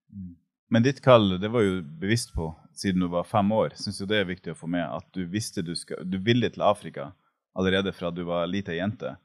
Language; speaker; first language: Norwegian; native; Norwegian